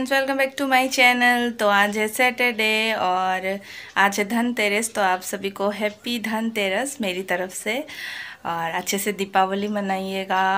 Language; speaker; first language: Hindi; non-native, local second language; Bangla